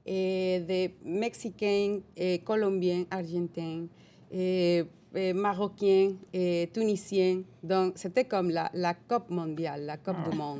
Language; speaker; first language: French; non-native, fluent; Spanish